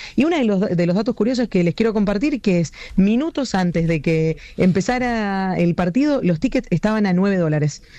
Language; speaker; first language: Spanish; native; Spanish